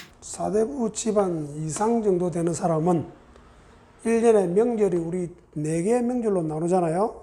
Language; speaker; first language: Korean; native; Korean